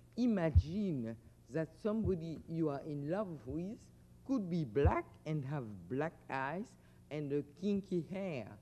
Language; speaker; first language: English; non-native, fluent; French